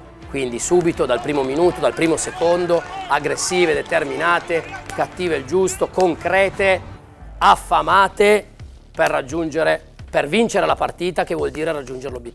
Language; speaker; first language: Italian; native; Italian